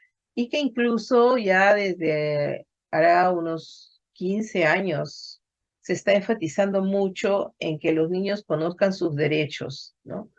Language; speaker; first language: Spanish; native; Spanish